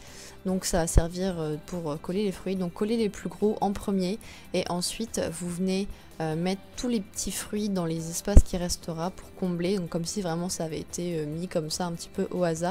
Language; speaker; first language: French; native; French